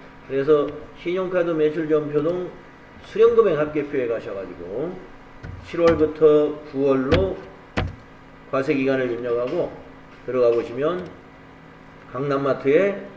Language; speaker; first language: Korean; native; Korean